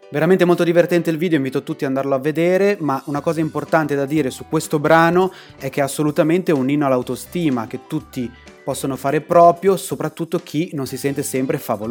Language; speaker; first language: Italian; native; Italian